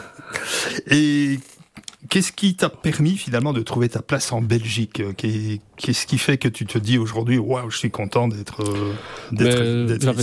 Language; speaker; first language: French; native; French